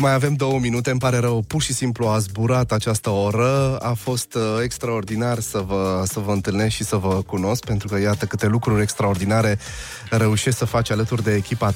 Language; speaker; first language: Romanian; native; Romanian